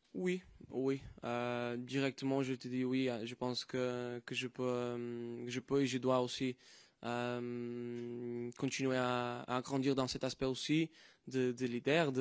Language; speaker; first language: French; non-native, fluent; Portuguese